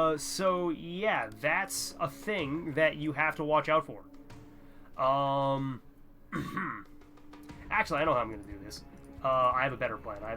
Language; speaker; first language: English; native; English